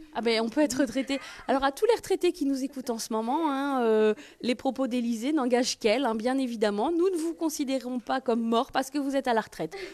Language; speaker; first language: French; native; French